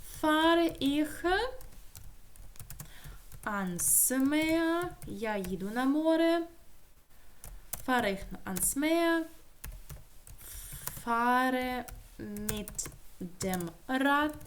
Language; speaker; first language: German; non-native, fluent; Ukrainian